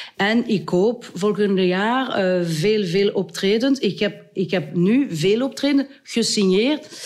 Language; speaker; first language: Dutch; non-native, local second language; French